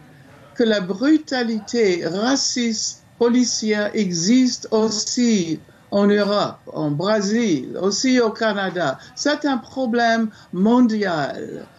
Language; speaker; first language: French; non-native, fluent; English